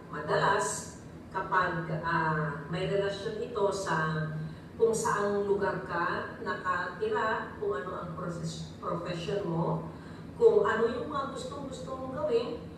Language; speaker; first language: Filipino; non-native, local second language; Iloko